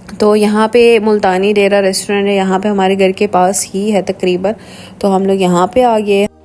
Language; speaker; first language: Urdu; native; Urdu